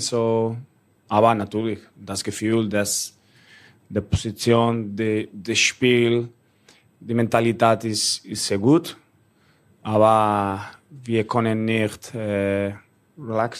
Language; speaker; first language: German; non-native, learner; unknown